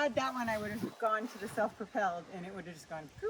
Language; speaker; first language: English; native; English